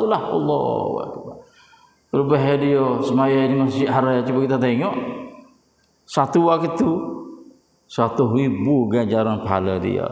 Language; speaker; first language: Malay; native; Malay